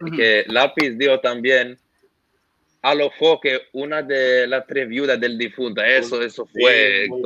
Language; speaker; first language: Spanish; non-native, fluent; Arabic